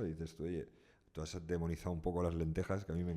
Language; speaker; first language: Spanish; native; Spanish